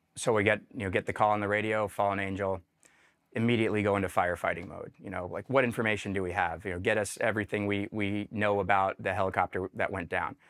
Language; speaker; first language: English; native; English